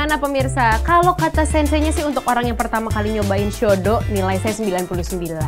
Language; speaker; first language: Indonesian; native; Indonesian